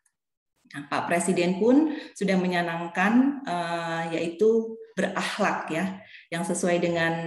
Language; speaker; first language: Indonesian; native; Indonesian